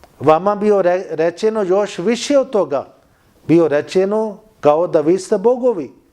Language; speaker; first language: Bosnian; non-native, learner; Urdu